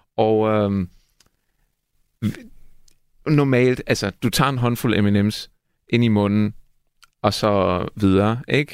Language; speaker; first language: Danish; non-native, fluent; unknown